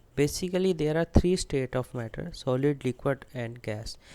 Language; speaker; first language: English; non-native, local second language; Punjabi